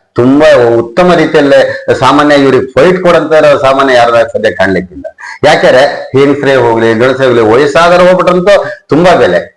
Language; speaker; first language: Kannada; native; Kannada